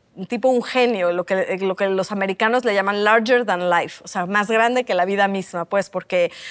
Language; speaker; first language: Spanish; native; Spanish